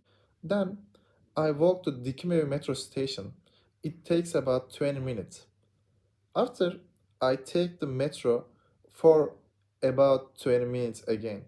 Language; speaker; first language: English; non-native, learner; Turkish